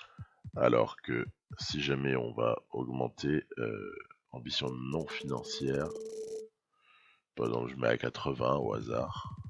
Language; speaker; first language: French; native; French